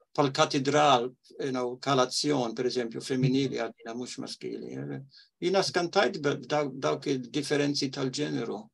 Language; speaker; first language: Maltese; early bilingual, heritage; Maltese